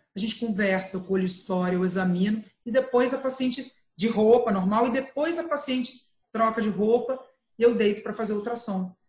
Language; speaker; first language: Portuguese; native; Portuguese